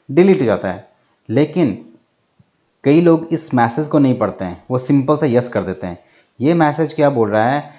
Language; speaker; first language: Hindi; native; Hindi